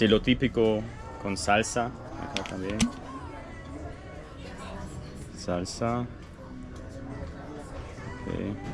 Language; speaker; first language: Spanish; non-native, fluent; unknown